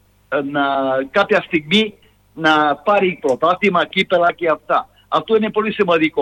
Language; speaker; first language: Greek; non-native, fluent; Serbian